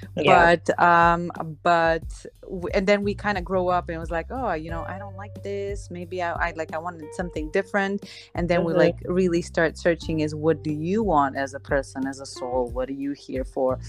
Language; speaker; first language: English; non-native, fluent; Slovenian